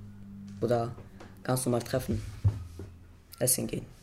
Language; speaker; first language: German; non-native, learner; Persian